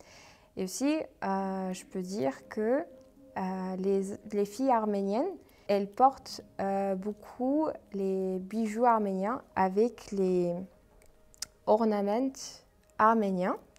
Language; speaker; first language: French; non-native, fluent; Armenian